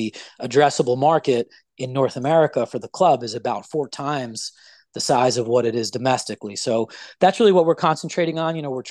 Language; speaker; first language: English; native; English